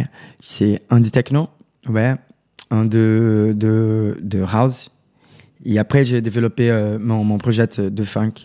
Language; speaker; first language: French; non-native, learner; Portuguese